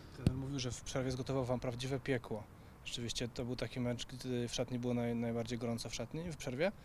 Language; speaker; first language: Polish; native; Polish